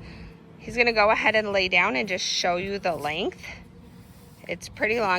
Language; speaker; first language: English; native; English